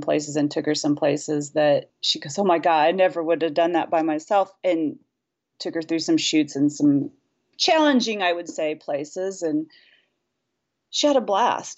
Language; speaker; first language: English; native; English